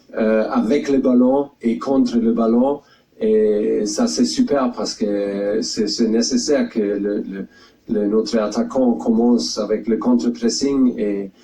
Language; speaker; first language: French; non-native, fluent; German